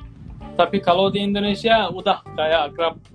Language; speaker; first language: Indonesian; non-native, fluent; Turkish